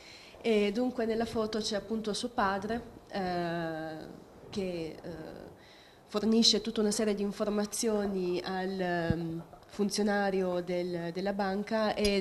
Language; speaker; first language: Italian; native; Italian